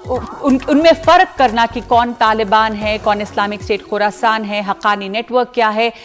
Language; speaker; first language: Hindi; native; Hindi